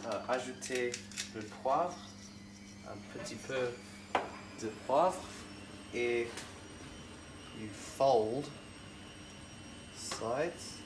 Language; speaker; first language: French; non-native, learner; English